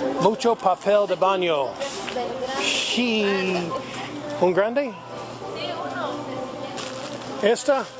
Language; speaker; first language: Spanish; non-native, learner; English